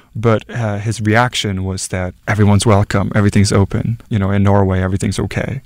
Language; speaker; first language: English; non-native, fluent; Norwegian